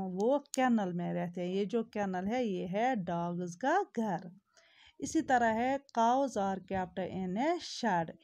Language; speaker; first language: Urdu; non-native, local second language; Kashmiri